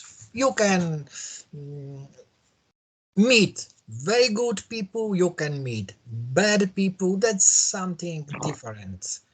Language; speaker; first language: English; non-native, learner; Polish